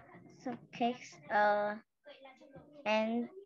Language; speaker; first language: English; non-native, learner; Vietnamese